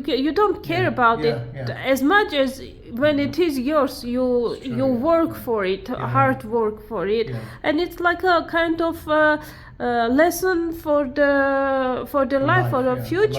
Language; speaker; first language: English; non-native, learner; Armenian